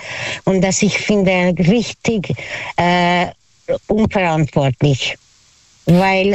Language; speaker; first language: German; non-native, learner; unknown